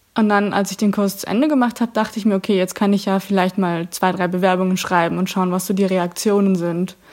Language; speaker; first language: German; native; German